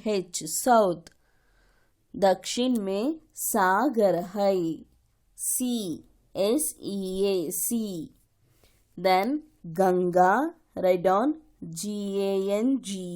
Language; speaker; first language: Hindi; non-native, local second language; Kannada